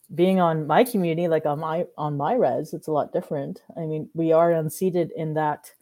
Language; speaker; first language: English; native; English